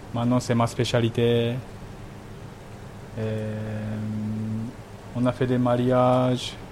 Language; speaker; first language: French; non-native, learner; Japanese